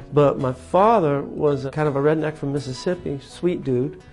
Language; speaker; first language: English; native; English